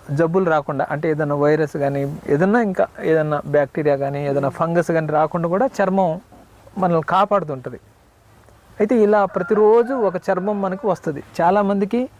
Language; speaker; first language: Telugu; non-native, local second language; Koya